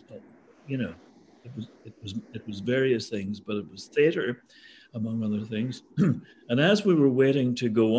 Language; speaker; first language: English; native; English